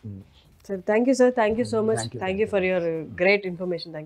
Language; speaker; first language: Telugu; native; Telugu